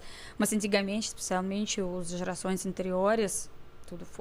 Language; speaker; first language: Portuguese; non-native, fluent; Russian